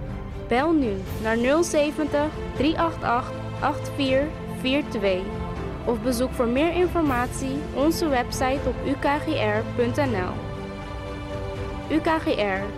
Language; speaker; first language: Dutch; native; Dutch